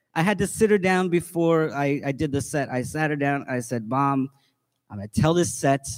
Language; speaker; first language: English; native; English